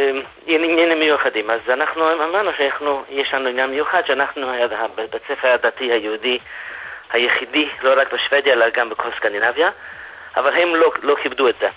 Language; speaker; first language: Hebrew; non-native, fluent; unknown